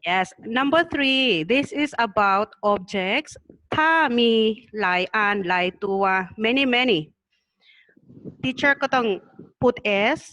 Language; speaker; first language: English; non-native, learner; Thai